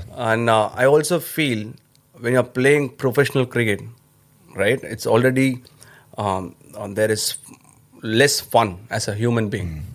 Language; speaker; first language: English; non-native, local second language; Tamil